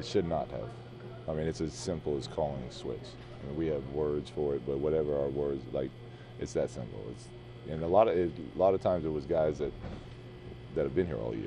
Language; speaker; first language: English; native; English